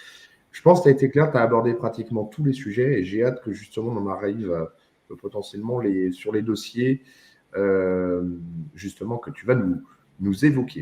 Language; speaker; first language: French; native; French